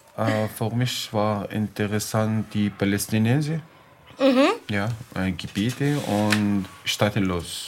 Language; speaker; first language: German; non-native, learner; Arabic